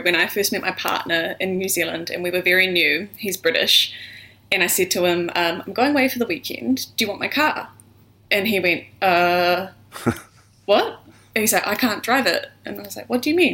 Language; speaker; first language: English; native; English